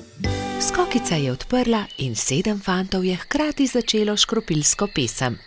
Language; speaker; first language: Slovenian; native; Slovenian